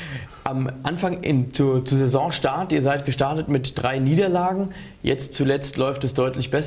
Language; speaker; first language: German; native; German